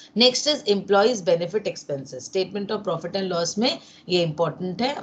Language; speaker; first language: Hindi; non-native, local second language; Bangla